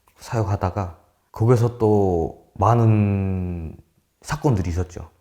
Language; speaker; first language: Korean; native; Korean